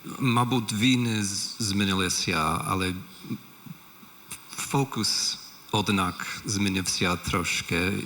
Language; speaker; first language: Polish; non-native, learner; English